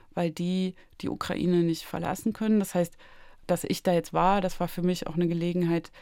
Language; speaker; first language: German; native; German